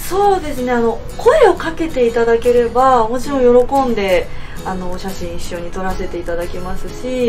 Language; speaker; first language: Japanese; native; Japanese